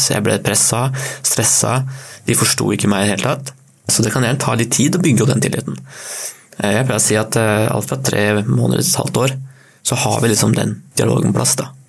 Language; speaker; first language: Norwegian; native; Norwegian